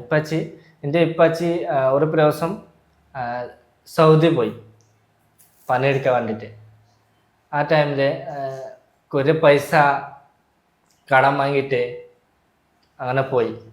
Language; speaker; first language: Malayalam; non-native, learner; Bangla